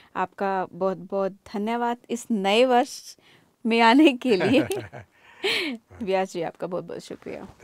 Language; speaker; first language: Hindi; native; Hindi